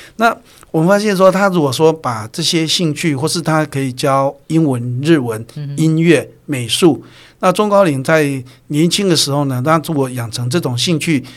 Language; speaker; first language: Chinese; native; Chinese